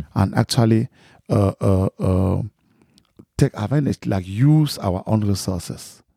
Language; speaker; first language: English; non-native, local second language; French